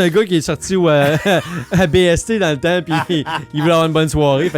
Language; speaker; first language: French; native; French